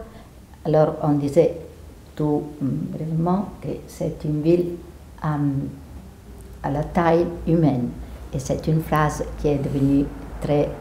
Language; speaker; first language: French; non-native, fluent; Italian